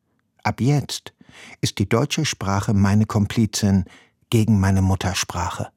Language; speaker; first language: German; non-native, fluent; Persian